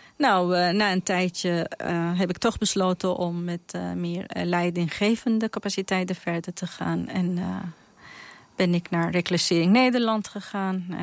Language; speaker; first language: Dutch; non-native, fluent; Persian